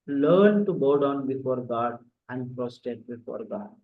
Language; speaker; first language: English; non-native, local second language; Telugu